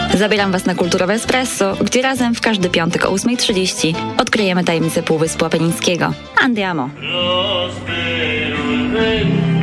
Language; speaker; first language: Polish; native; Polish